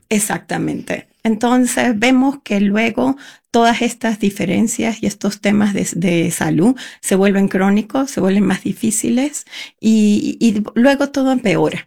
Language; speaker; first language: Spanish; native; Spanish